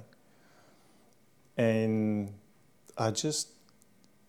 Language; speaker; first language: English; non-native, fluent; Slovenian